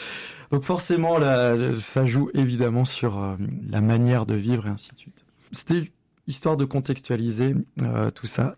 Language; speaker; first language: French; native; French